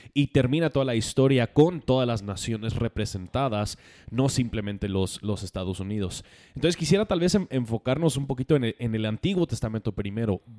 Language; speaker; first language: Spanish; non-native, fluent; English